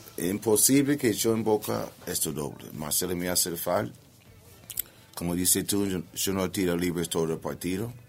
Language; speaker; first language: Spanish; non-native, learner; English